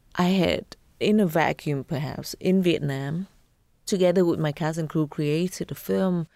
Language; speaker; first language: English; non-native, fluent; Vietnamese